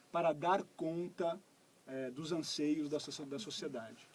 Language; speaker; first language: Portuguese; native; Portuguese